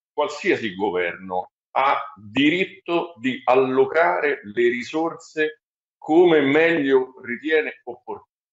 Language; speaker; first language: Italian; native; Italian